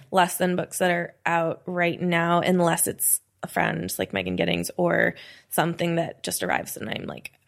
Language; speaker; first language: English; native; English